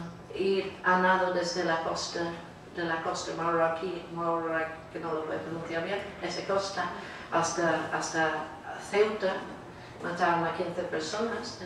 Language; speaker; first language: Spanish; non-native, fluent; English